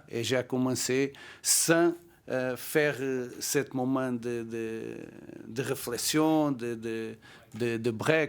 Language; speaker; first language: French; non-native, learner; Portuguese